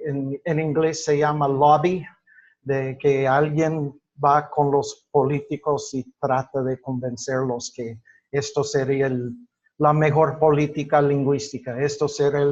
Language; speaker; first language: Spanish; non-native, fluent; English